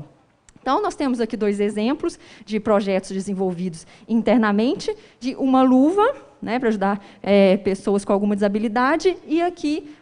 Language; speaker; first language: Portuguese; native; Portuguese